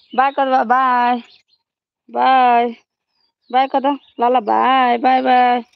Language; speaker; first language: Hindi; native; Hindi